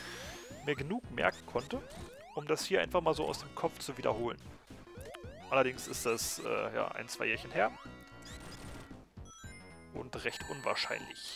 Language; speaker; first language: German; native; German